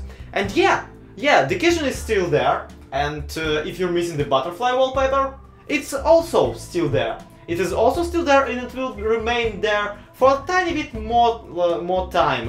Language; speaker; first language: English; non-native, fluent; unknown